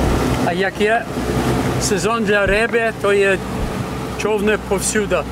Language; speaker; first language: Ukrainian; early bilingual, heritage; English